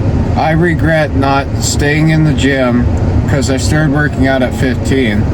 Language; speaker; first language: English; native; English